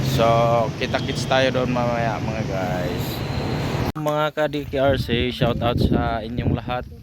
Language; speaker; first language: Filipino; native; Filipino